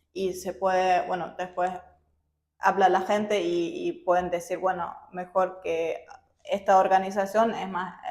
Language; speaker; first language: Spanish; non-native, fluent; German